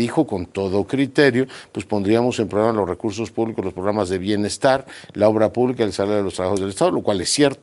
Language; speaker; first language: Spanish; native; Spanish